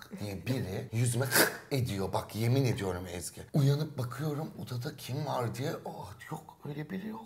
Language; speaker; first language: Turkish; native; Turkish